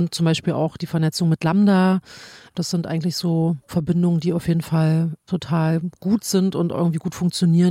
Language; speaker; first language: German; native; German